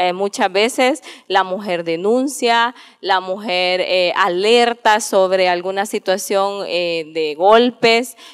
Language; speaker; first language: Spanish; native; Spanish